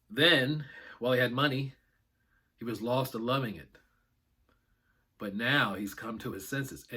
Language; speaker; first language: English; native; English